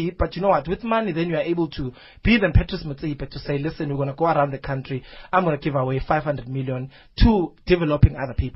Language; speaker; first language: English; non-native, local second language; Zulu